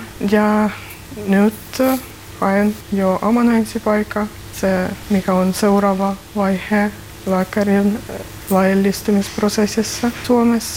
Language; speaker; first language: Finnish; non-native, learner; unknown